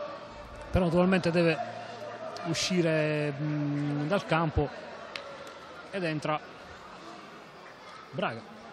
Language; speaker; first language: Italian; native; Italian